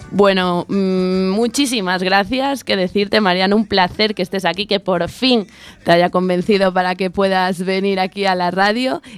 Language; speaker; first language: Spanish; native; Spanish